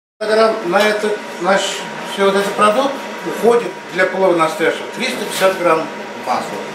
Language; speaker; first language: Russian; non-native, local second language; Uzbek